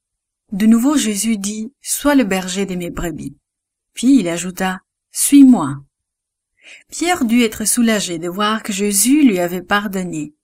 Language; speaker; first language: French; native; French